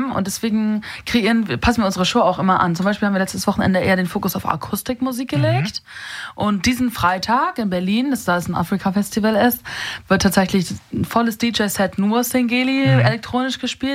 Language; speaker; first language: German; native; German